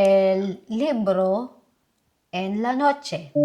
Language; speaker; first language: Spanish; non-native, learner; Filipino